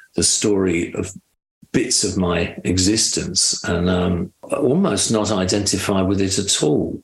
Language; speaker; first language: English; native; English